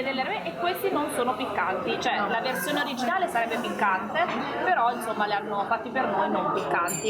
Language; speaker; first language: Italian; native; Italian